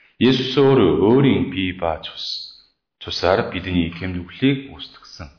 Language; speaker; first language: Mongolian; non-native, fluent; Korean